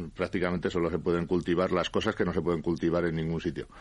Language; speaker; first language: Spanish; native; Spanish